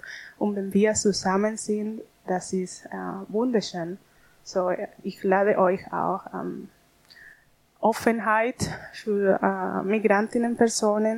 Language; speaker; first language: German; non-native, learner; Spanish